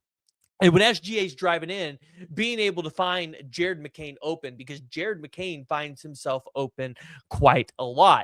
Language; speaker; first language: English; native; English